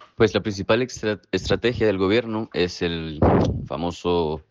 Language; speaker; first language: Spanish; native; Spanish